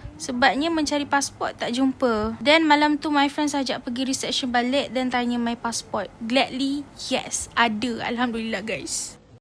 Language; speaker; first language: Malay; native; Malay